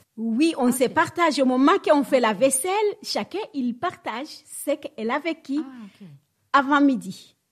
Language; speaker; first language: French; non-native, local second language; Swahili